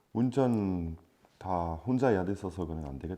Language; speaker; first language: Korean; non-native, fluent; French